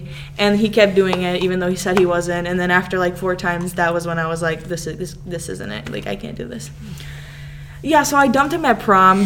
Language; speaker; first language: English; early bilingual, other home language; Serbian